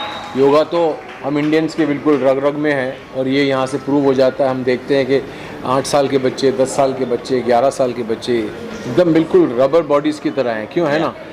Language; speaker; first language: Hindi; native; Hindi